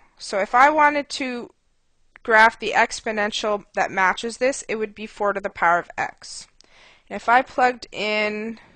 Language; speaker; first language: English; native; English